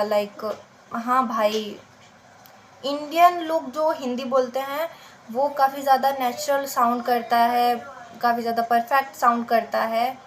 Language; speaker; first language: Hindi; native; Hindi